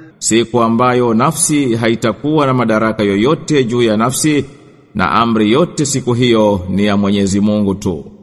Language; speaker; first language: Swahili; native; Swahili